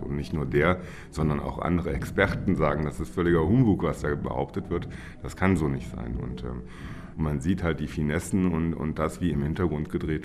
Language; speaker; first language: German; native; German